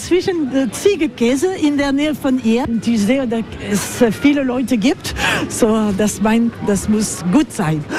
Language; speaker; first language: German; non-native, learner; French